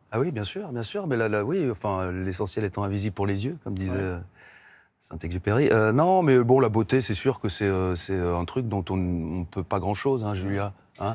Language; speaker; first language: French; native; French